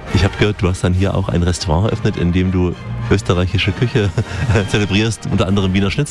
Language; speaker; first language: German; native; German